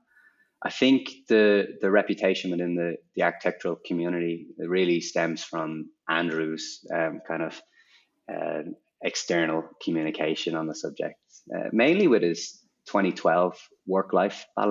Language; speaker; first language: English; native; English